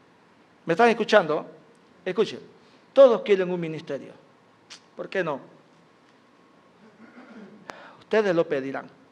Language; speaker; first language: Spanish; native; Spanish